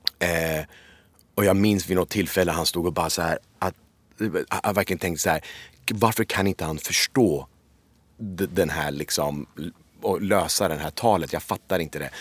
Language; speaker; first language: Swedish; early bilingual, other home language; Persian